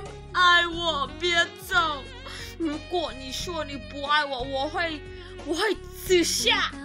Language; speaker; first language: Chinese; non-native, learner; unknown